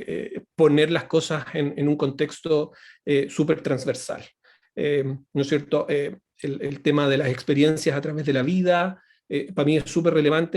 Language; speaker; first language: Spanish; native; Spanish